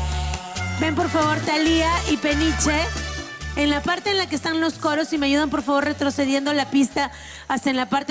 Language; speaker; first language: Spanish; native; Spanish